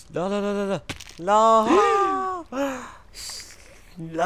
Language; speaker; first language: Arabic; native; Arabic